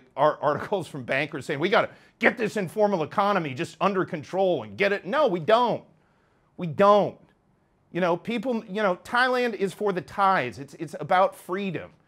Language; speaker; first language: English; native; English